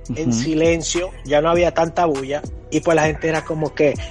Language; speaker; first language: Spanish; early bilingual, heritage; Spanish